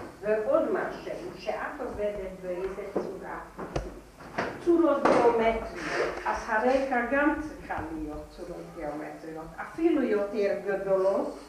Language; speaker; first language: Hebrew; non-native, fluent; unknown